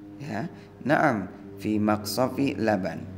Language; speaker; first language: Arabic; non-native, fluent; Indonesian